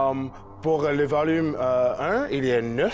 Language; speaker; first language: French; non-native, local second language; English